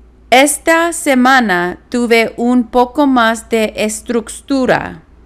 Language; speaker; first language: Spanish; non-native, learner; English